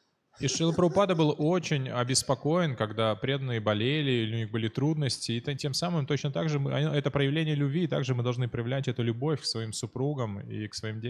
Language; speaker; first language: Russian; native; Russian